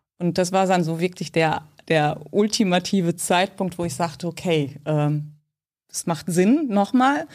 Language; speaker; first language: German; early bilingual, other home language; Turkish